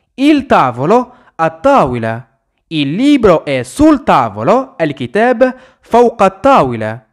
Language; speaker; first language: Italian; non-native, fluent; Arabic